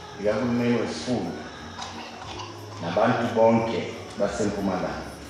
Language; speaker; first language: Zulu; non-native, local second language; Swati